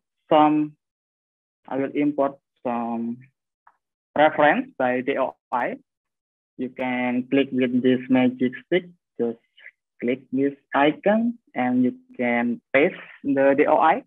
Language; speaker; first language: English; non-native, fluent; Indonesian